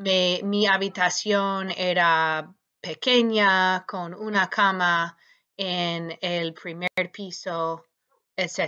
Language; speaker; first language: Spanish; non-native, fluent; English